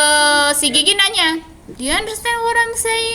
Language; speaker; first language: English; non-native, fluent; Indonesian